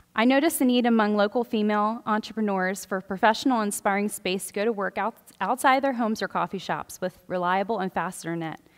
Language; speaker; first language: English; native; English